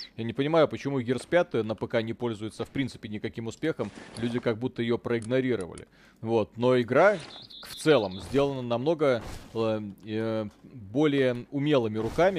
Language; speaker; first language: Russian; native; Russian